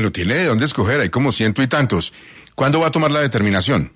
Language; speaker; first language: Spanish; native; Spanish